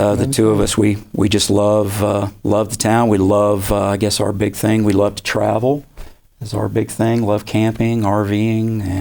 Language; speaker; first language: English; native; English